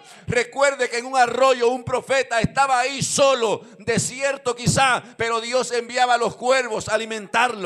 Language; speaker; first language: Spanish; native; Spanish